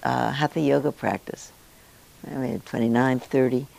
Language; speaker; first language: English; early bilingual, other home language; Yiddish